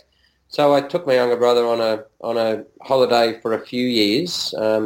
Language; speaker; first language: English; native; English